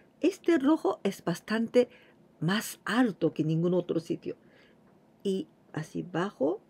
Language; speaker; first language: Spanish; non-native, fluent; Japanese